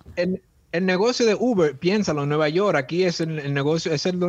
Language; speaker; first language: Spanish; early bilingual, heritage; Spanish